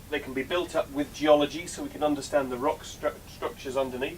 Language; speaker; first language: English; native; English